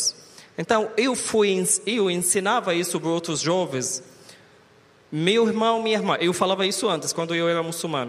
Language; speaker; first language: Portuguese; non-native, learner; Arabic